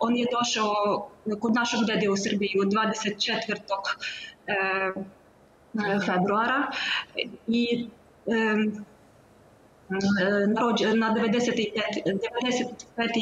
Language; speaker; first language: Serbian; non-native, learner; Ukrainian